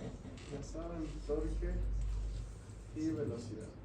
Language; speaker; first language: Spanish; native; Spanish